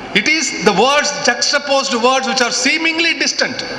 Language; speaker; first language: English; non-native, local second language; Tamil